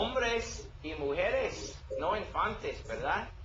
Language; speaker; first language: Spanish; non-native, learner; English